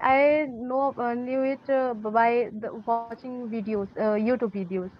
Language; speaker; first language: English; non-native, learner; Hindi